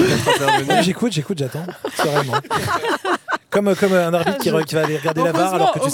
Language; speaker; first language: French; native; French